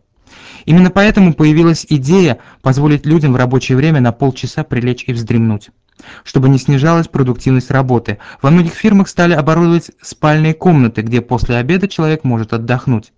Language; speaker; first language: Russian; native; Russian